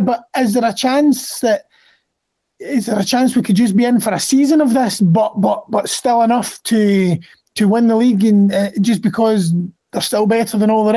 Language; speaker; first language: English; native; English